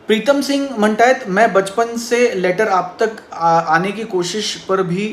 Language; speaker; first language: Hindi; non-native, local second language; Marathi